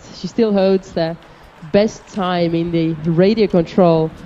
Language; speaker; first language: English; non-native, fluent; Estonian